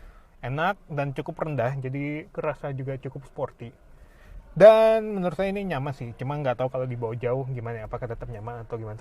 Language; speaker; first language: Indonesian; native; Indonesian